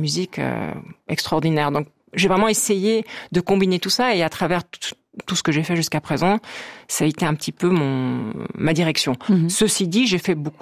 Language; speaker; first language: French; native; French